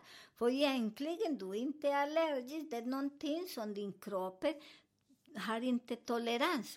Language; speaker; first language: Swedish; non-native, learner; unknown